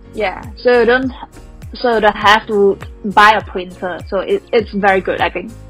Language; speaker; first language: English; non-native, local second language; Chinese